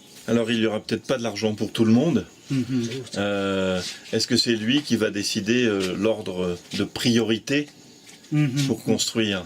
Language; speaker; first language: French; native; French